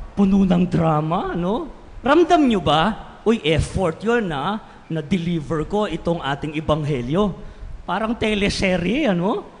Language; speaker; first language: Filipino; non-native, local second language; Pampanga